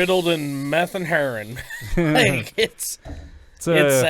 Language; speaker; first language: English; native; English